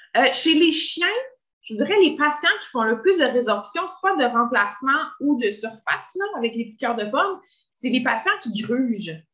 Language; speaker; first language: French; native; French